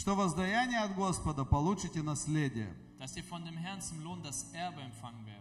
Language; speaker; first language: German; non-native, fluent; Russian